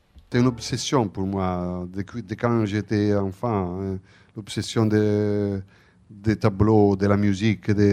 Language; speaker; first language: French; non-native, fluent; Italian